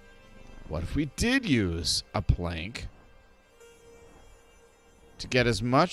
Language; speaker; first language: English; native; English